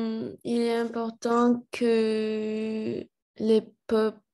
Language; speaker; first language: French; non-native, learner; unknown